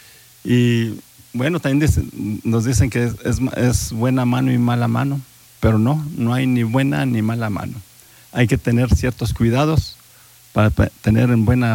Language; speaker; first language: Spanish; native; Spanish